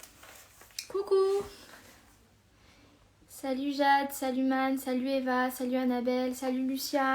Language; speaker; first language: French; native; French